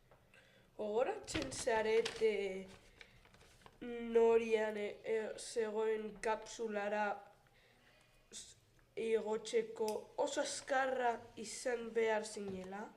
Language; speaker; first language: Basque; non-native, local second language; Spanish